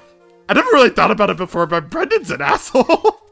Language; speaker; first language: English; native; English